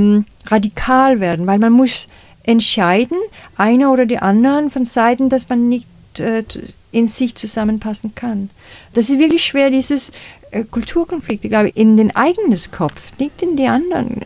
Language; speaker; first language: German; non-native, fluent; Danish